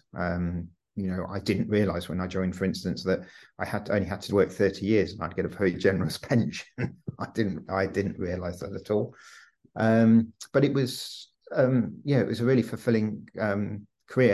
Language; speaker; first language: English; native; English